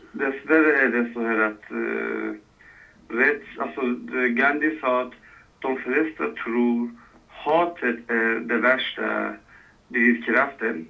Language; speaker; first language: Swedish; non-native, fluent; Persian